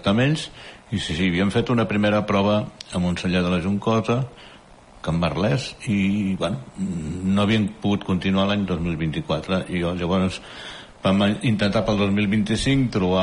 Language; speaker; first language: Catalan; native; Catalan